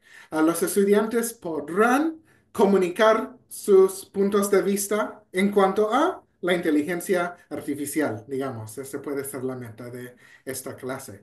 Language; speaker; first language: Spanish; non-native, fluent; English